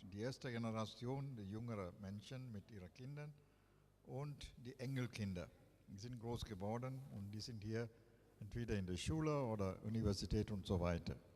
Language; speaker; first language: German; non-native, fluent; Tamil